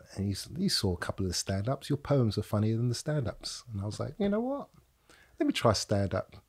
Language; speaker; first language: English; native; English